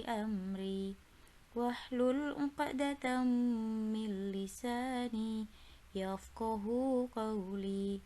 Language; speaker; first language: Arabic; non-native, learner; Indonesian